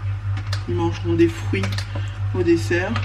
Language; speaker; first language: French; native; French